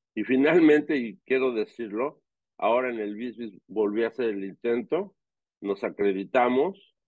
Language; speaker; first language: Spanish; native; Spanish